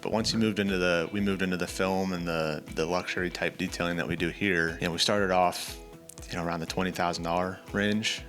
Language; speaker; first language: English; native; English